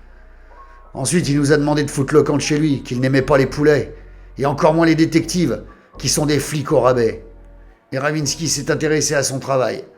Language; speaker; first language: French; native; French